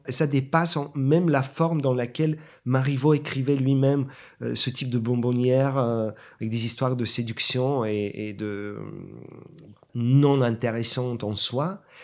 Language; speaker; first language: French; non-native, fluent; Bulgarian